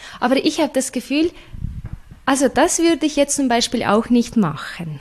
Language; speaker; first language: German; non-native, fluent; Russian